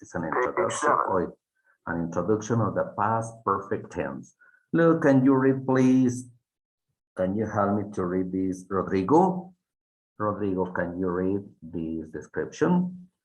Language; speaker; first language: English; non-native, fluent; Spanish